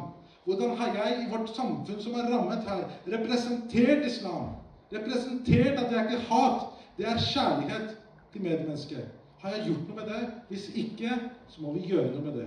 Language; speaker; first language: Norwegian; early bilingual, other home language; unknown